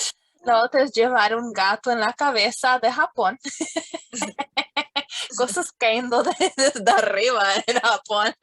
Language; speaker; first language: Spanish; non-native, fluent; English